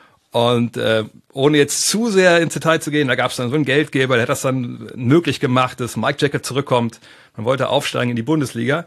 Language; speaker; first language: German; native; German